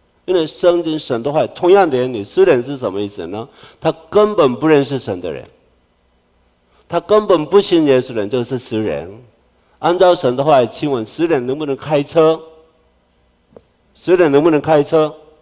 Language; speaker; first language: Chinese; non-native, fluent; Korean